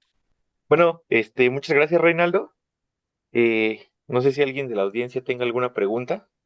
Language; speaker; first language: Spanish; native; Spanish